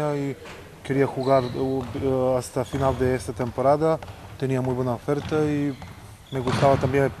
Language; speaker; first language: Spanish; non-native, learner; Serbian